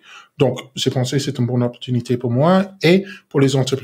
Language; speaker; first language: French; non-native, learner; English